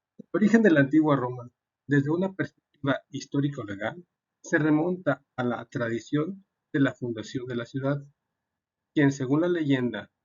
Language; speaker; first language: Spanish; native; Spanish